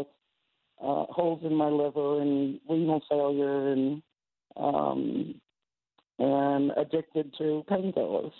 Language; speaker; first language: English; native; English